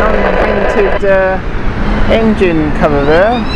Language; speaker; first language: English; native; English